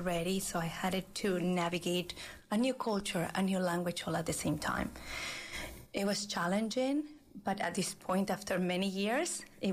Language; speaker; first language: English; non-native, fluent; Spanish